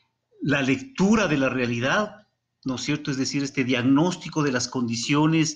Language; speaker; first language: Spanish; native; Spanish